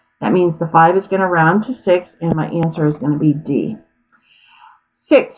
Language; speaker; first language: English; native; English